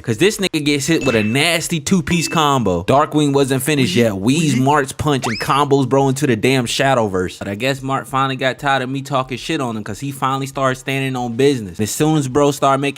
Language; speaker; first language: English; native; English